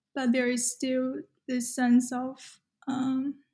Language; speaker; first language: English; non-native, fluent; Chinese